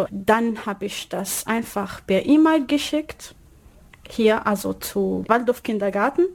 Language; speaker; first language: German; non-native, learner; Arabic